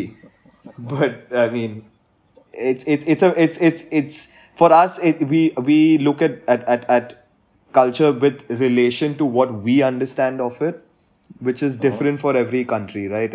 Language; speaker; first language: English; non-native, local second language; Hindi